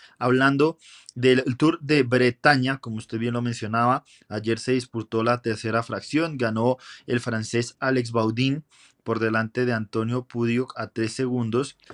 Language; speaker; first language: Spanish; native; Spanish